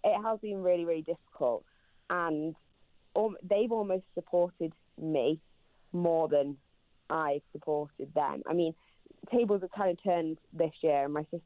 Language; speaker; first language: English; native; English